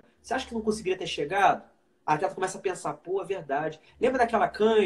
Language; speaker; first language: Portuguese; native; Portuguese